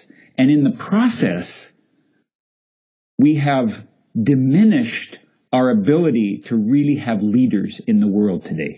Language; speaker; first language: English; native; English